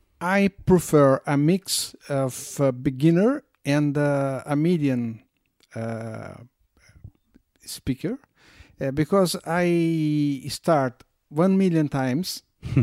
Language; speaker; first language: English; non-native, learner; Portuguese